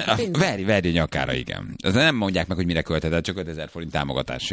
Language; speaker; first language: Hungarian; native; Hungarian